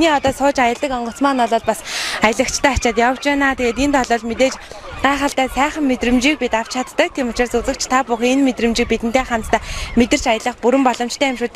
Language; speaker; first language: Mongolian; native; Mongolian